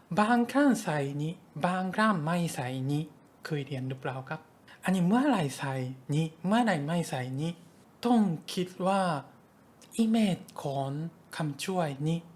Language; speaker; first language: Thai; non-native, fluent; Japanese